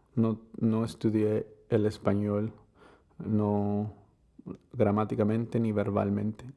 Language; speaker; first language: Spanish; non-native, learner; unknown